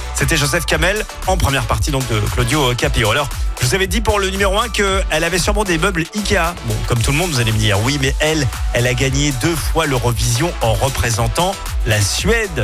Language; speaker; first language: French; native; French